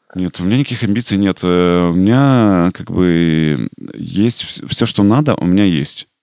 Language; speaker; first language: Russian; native; Russian